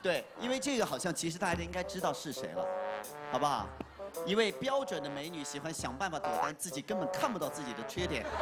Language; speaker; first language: Chinese; native; Chinese